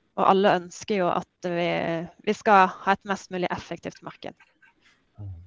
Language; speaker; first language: Norwegian; native; Norwegian